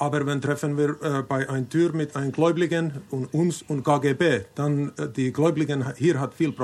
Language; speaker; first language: German; non-native, learner; Finnish